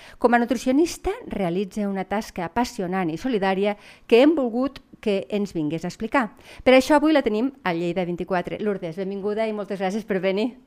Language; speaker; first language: Catalan; native; Catalan